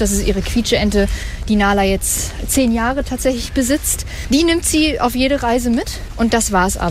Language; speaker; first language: German; native; German